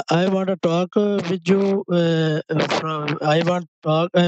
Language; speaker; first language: English; non-native, local second language; Punjabi